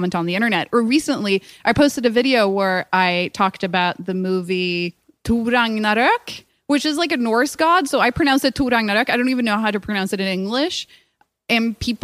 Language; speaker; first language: English; non-native, fluent; Swedish